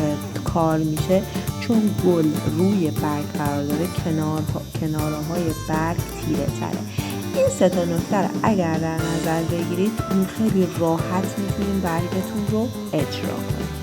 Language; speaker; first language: Persian; native; Persian